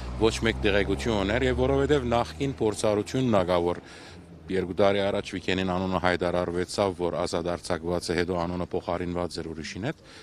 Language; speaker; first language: Armenian; early bilingual, heritage; Armenian